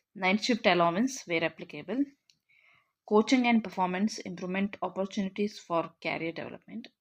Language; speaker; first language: English; non-native, local second language; Kannada